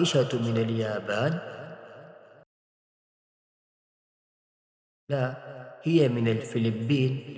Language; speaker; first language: Arabic; non-native, fluent; Urdu